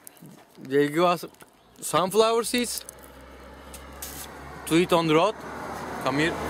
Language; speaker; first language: English; non-native, learner; Turkish